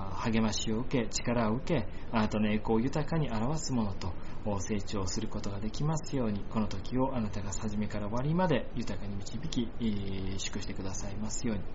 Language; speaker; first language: Japanese; native; Japanese